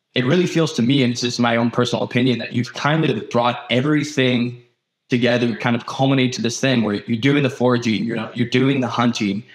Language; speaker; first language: English; native; English